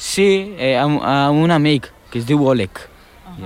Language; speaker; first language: Catalan; early bilingual, other home language; Polish